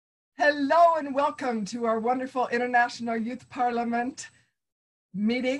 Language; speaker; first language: English; native; English